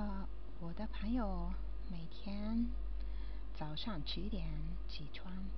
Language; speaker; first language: Chinese; non-native, learner; Japanese